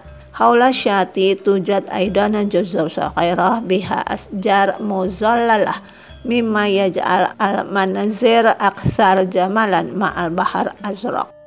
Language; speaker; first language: Arabic; non-native, fluent; Indonesian